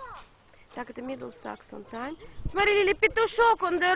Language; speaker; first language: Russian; native; Russian